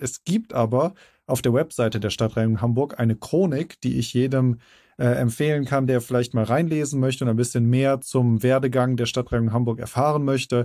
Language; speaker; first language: German; native; German